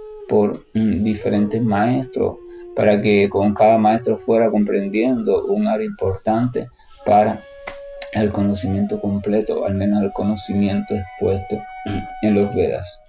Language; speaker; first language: Spanish; native; Spanish